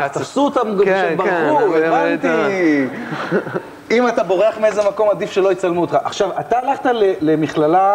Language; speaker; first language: Hebrew; native; Hebrew